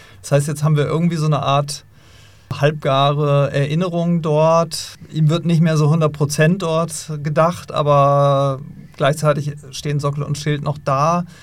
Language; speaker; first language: German; native; German